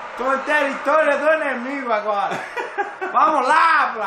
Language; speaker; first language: Portuguese; non-native, learner; English